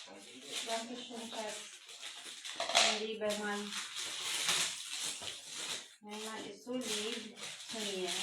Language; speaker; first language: German; non-native, learner; Filipino